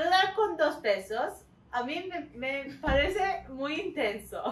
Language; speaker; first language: Spanish; non-native, learner; Turkish